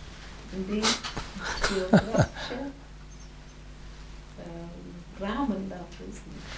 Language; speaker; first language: German; non-native, fluent; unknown